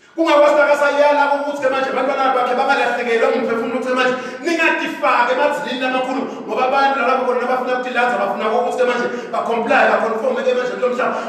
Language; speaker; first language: Zulu; non-native, local second language; Swati